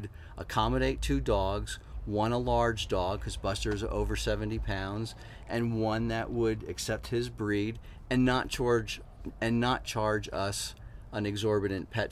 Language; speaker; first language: English; native; English